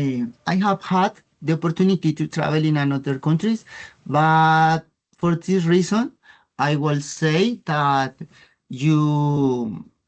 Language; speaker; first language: English; non-native, learner; Spanish